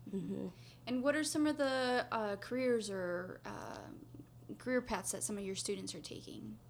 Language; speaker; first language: English; non-native, fluent; Spanish